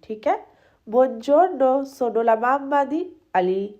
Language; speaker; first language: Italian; non-native, fluent; Urdu